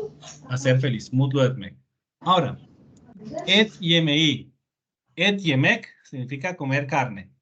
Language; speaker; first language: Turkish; non-native, learner; Spanish